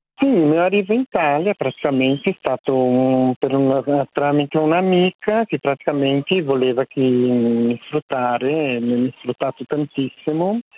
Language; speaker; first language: Italian; non-native, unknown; Portuguese